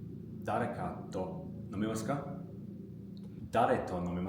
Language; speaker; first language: Japanese; non-native, learner; English